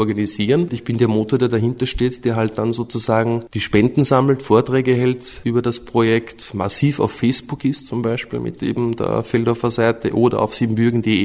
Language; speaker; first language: German; native; German